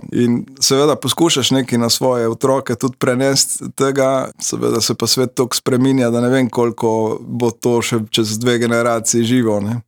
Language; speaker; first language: Slovenian; native; Slovenian